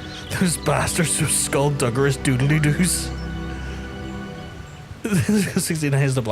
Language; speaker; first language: English; native; English